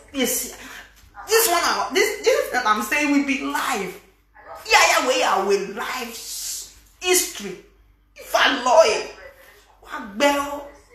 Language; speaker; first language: English; non-native, local second language; Bini